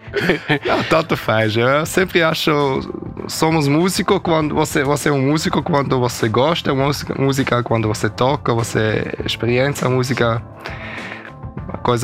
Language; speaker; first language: Portuguese; early bilingual, heritage; German